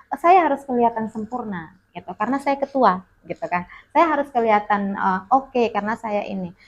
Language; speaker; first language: Indonesian; non-native, local second language; Minangkabau